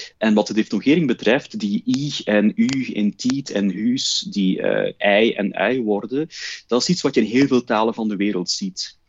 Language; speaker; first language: Dutch; native; Dutch